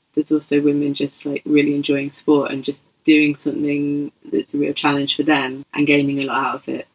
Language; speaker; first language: English; native; English